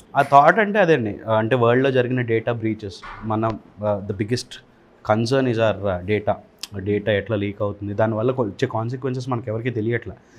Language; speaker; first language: Telugu; native; Telugu